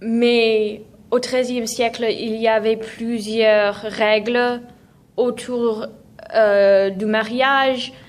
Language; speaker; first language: French; non-native, fluent; English